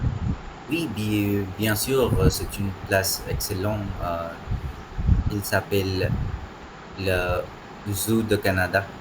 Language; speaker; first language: French; non-native, fluent; Hindi